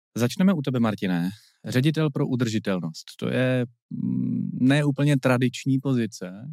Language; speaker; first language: Czech; native; Czech